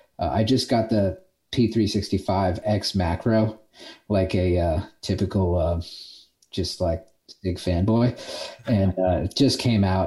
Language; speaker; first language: English; native; English